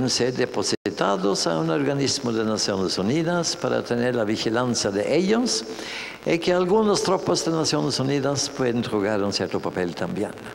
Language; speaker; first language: Spanish; non-native, fluent; Norwegian